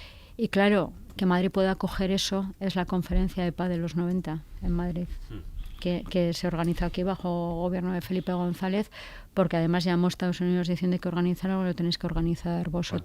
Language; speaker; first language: Spanish; native; Spanish